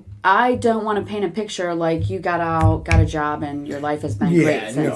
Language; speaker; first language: English; native; English